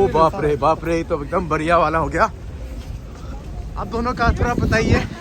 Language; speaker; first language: Hindi; non-native, local second language; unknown